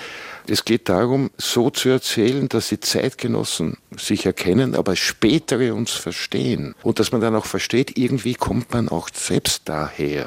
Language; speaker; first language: German; native; German